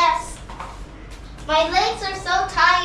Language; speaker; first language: English; non-native, local second language; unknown